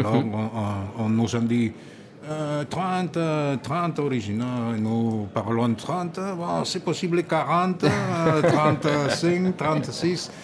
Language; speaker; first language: French; non-native, learner; Catalan